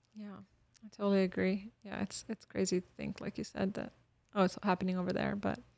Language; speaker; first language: English; early bilingual, other home language; Bosnian